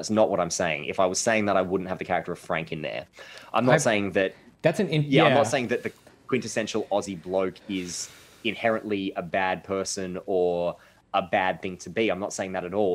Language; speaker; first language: English; native; English